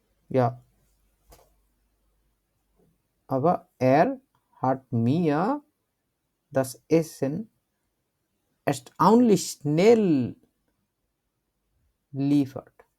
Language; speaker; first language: German; non-native, learner; Bangla